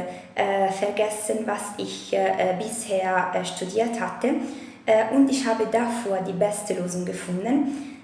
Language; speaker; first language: German; non-native, fluent; Italian